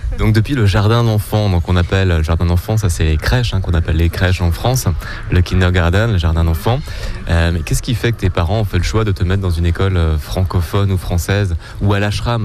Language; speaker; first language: French; native; French